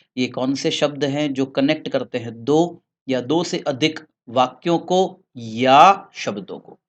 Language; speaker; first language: Hindi; native; Hindi